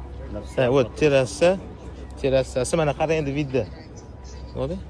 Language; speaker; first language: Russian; non-native, local second language; Uzbek